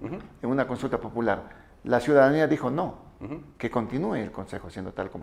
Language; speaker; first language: Spanish; native; Spanish